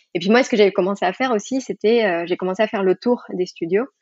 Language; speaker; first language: French; non-native, fluent; Spanish